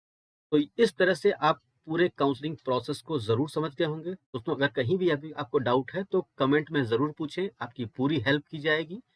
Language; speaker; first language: Hindi; native; Hindi